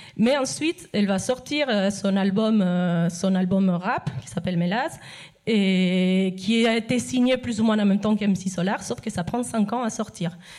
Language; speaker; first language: French; non-native, fluent; Spanish